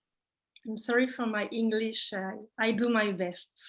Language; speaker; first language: English; non-native, learner; French